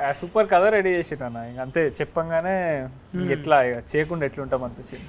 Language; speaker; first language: Telugu; native; Telugu